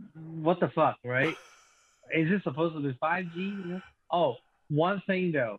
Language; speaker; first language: English; non-native, local second language; Cantonese